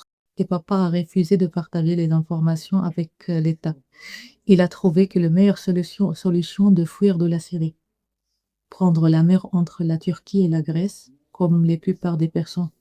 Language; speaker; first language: French; non-native, learner; Arabic